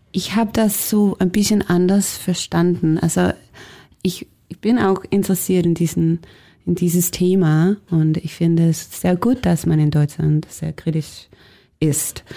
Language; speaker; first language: German; non-native, fluent; Danish